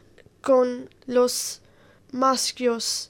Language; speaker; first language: Spanish; non-native, learner; Italian